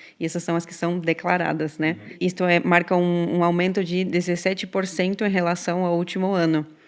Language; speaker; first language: Portuguese; non-native, fluent; Spanish